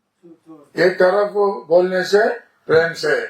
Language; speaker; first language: Hindi; non-native, learner; Nepali